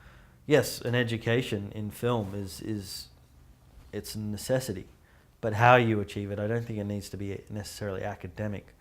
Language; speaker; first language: English; native; English